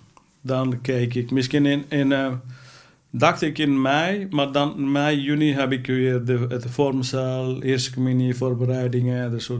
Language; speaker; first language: Dutch; non-native, fluent; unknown